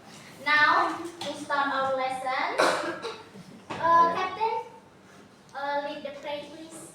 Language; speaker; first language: English; non-native, learner; Indonesian